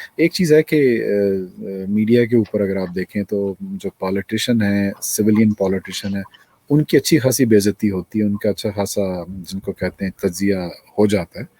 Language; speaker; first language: Urdu; native; Urdu